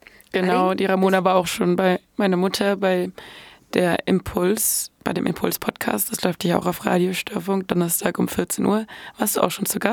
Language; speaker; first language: German; native; German